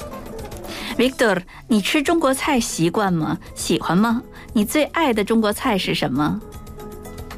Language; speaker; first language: Chinese; native; Chinese